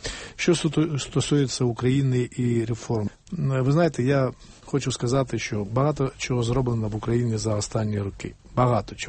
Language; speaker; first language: Ukrainian; non-native, fluent; Georgian